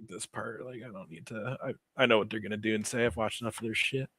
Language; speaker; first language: English; native; English